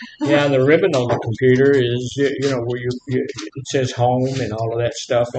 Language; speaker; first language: English; native; English